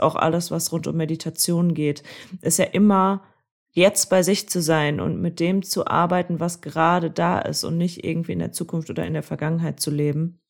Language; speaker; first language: German; native; German